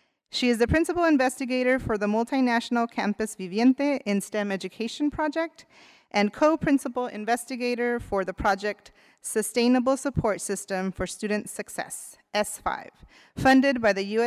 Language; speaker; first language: English; early bilingual, other home language; Spanish